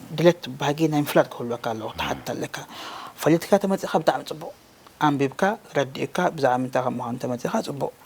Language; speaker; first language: Tigrinya; non-native, local second language; Afar